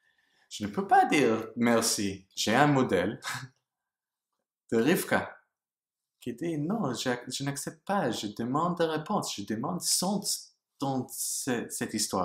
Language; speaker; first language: French; non-native, learner; English